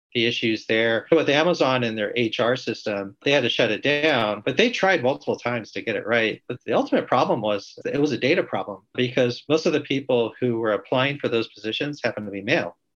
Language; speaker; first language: English; native; English